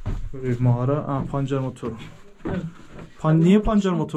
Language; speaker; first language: Turkish; native; Turkish